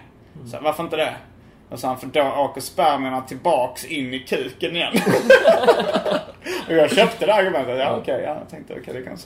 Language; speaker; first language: Swedish; native; Swedish